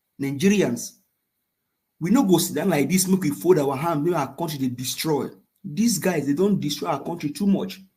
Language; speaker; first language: Nigerian Pidgin; non-native, local second language; Yoruba